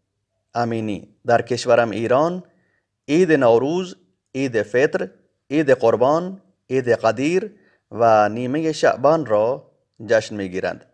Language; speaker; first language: Persian; non-native, fluent; Urdu